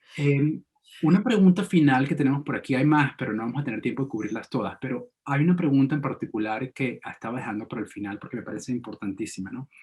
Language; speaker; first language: Spanish; native; Spanish